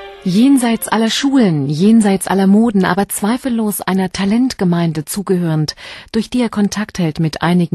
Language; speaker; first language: German; native; German